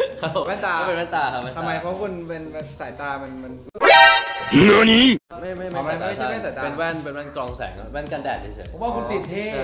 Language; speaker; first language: Thai; native; Thai